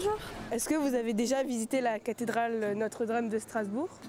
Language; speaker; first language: French; native; French